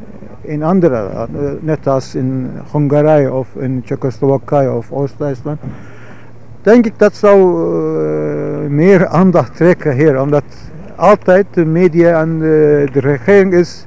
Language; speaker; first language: Dutch; non-native, fluent; Turkish